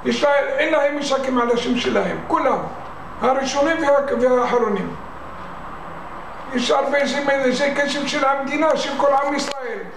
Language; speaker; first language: Hebrew; non-native, fluent; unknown